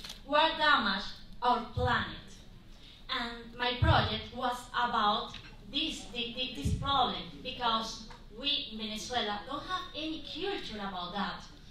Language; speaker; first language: English; non-native, learner; Spanish